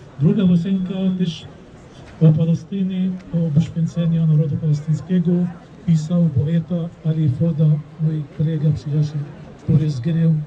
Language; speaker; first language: Polish; non-native, fluent; Arabic